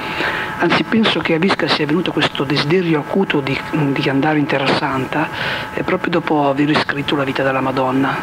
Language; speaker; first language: Italian; native; Italian